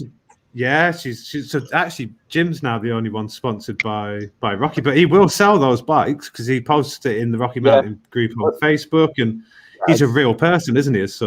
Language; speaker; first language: English; native; English